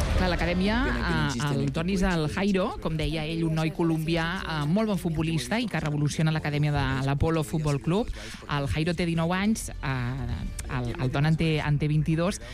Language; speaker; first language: Catalan; native; Catalan